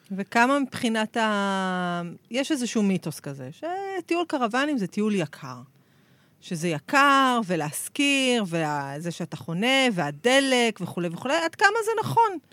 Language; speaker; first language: Hebrew; native; Hebrew